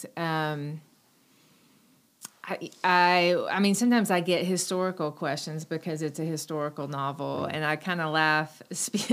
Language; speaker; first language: English; native; English